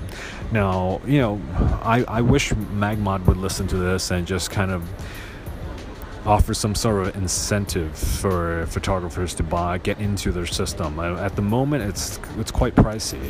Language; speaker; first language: English; non-native, local second language; Cantonese